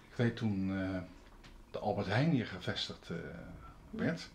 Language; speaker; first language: Dutch; native; Dutch